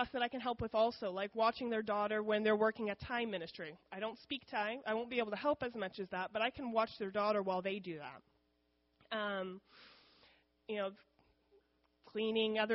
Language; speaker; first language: English; native; English